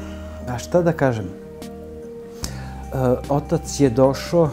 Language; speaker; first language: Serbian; early bilingual, other home language; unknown